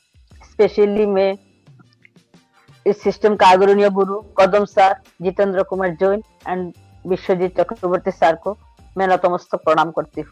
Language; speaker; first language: Hindi; non-native, local second language; Bangla